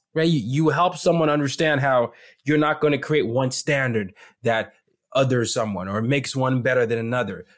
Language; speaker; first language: English; non-native, local second language; Yoruba